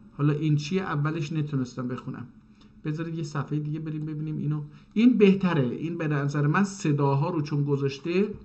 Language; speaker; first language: Persian; non-native, local second language; Azerbaijani